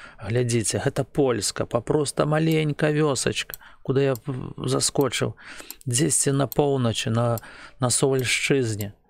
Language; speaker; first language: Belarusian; native; Belarusian